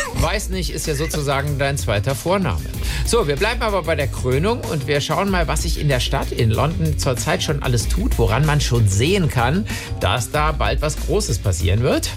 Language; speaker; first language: German; native; German